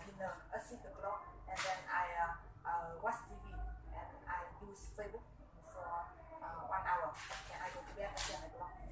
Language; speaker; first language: English; non-native, learner; Vietnamese